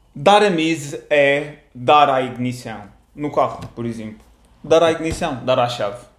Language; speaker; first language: Portuguese; native; Portuguese